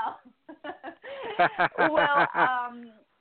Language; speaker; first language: English; non-native, fluent; Swiss German